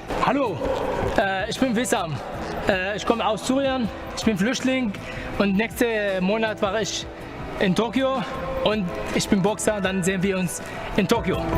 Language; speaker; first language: German; non-native, learner; Arabic